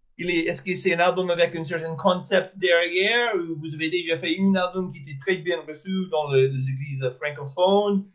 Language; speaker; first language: French; non-native, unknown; English